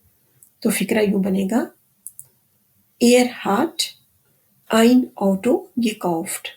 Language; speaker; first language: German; non-native, fluent; Urdu